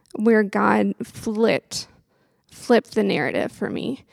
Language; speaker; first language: English; native; English